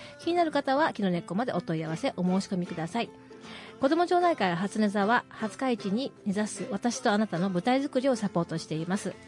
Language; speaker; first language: Japanese; native; Japanese